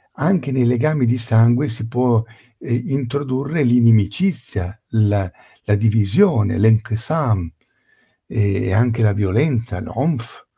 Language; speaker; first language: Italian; native; Italian